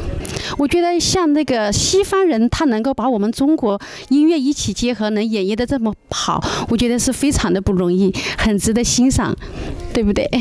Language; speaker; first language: Chinese; native; Chinese